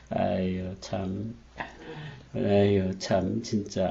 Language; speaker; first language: Korean; native; Korean